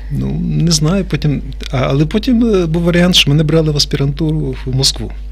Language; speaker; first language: Ukrainian; native; Ukrainian